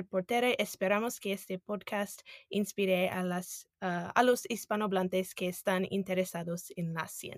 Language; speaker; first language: Spanish; non-native, fluent; English